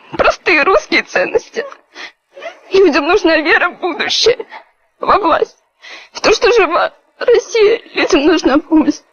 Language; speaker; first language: Russian; native; Russian